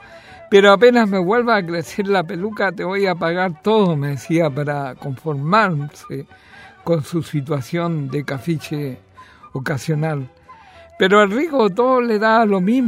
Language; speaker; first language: Spanish; native; Spanish